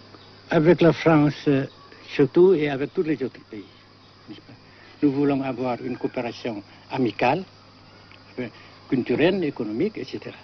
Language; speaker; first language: French; non-native, local second language; Vietnamese